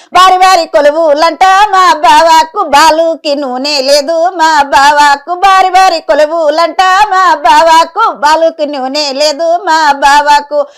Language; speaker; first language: Telugu; native; Telugu